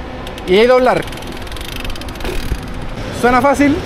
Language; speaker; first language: Spanish; native; Spanish